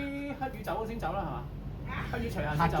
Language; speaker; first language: Cantonese; native; Cantonese